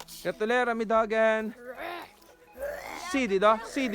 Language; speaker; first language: Norwegian; non-native, fluent; Iloko